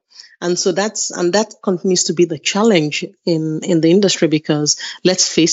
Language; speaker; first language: English; non-native, local second language; Yoruba